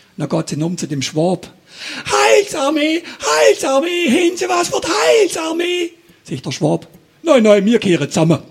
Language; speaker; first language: German; native; German